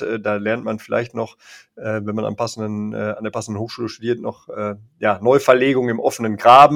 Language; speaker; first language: German; native; German